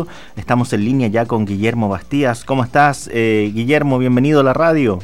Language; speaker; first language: Spanish; native; Spanish